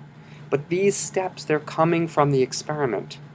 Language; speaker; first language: English; native; English